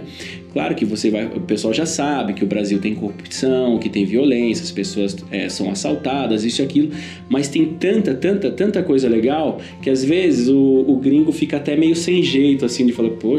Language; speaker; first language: Portuguese; native; Portuguese